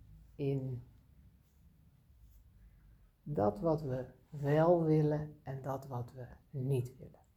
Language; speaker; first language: Dutch; native; Dutch